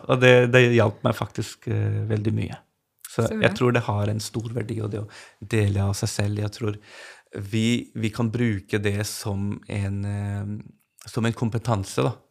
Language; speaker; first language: Norwegian; early bilingual, other home language; Urdu